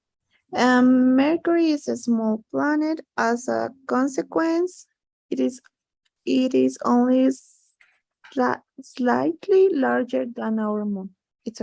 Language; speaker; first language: English; non-native, learner; Spanish